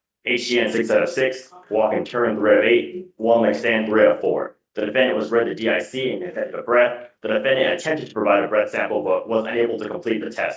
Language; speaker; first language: English; native; English